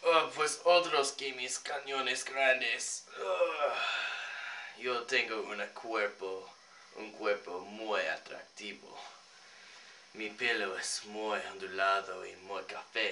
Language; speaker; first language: Spanish; non-native, learner; English